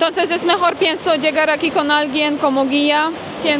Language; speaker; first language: Spanish; non-native, fluent; Polish